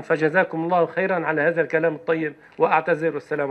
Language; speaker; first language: Arabic; native; Arabic